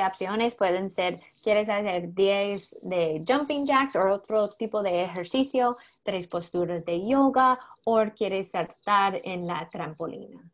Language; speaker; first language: Spanish; non-native, learner; English